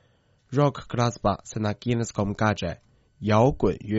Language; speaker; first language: Croatian; non-native, fluent; Chinese